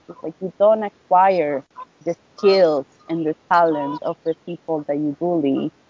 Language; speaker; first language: English; non-native, fluent; Spanish